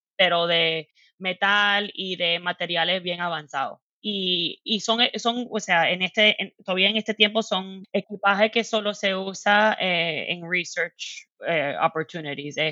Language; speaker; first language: Spanish; early bilingual, heritage; Spanish